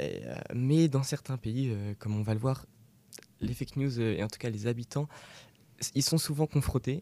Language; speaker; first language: French; native; French